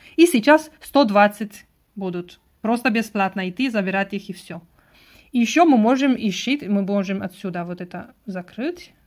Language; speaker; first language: Russian; non-native, learner; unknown